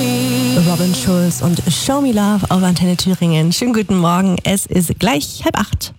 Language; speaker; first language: German; native; German